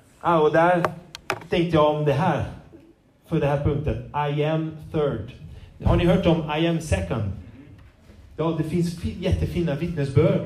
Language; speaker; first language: Swedish; non-native, fluent; Portuguese